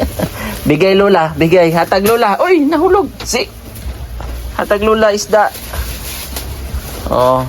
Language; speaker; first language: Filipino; native; Filipino